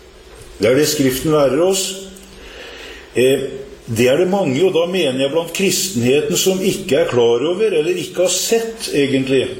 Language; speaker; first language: Norwegian; native; Norwegian